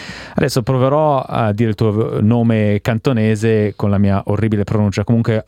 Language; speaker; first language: Italian; native; Italian